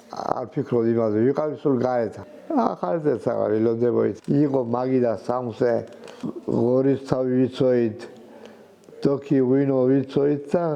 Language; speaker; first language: Georgian; native; Georgian